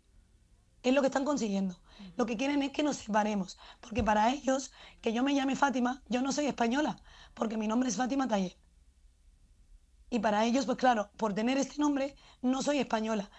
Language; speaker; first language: Spanish; native; Spanish